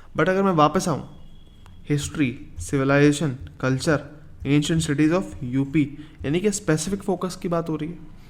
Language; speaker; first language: Hindi; native; Hindi